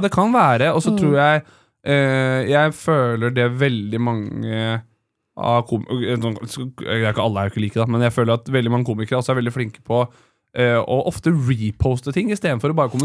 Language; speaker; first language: Norwegian; native; Norwegian